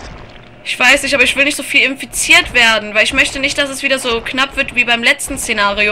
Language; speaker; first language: German; native; German